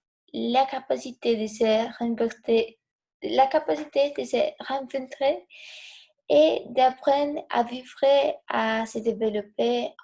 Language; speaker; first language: French; non-native, learner; Spanish